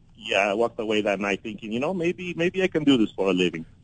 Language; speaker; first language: English; early bilingual, other home language; Spanish